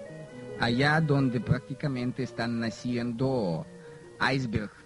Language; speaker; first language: Spanish; non-native, fluent; Russian